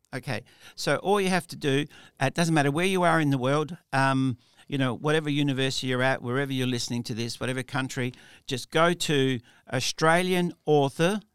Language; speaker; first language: English; early bilingual, other home language; Italian